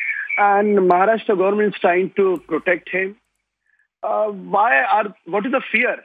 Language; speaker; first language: English; non-native, local second language; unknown